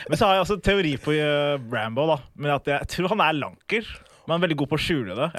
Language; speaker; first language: Norwegian; early bilingual, other home language; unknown